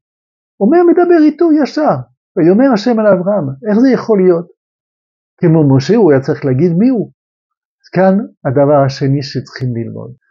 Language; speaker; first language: Hebrew; non-native, fluent; French